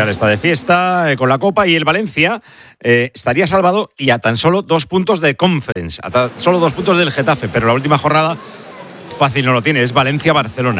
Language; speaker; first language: Spanish; native; Spanish